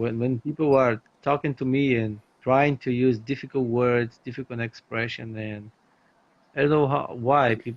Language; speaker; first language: English; non-native, fluent; Portuguese